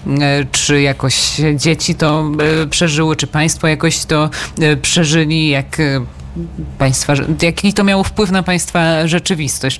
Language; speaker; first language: Polish; native; Polish